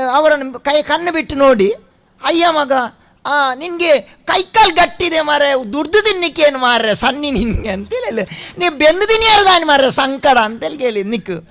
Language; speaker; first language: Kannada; non-native, local second language; Tulu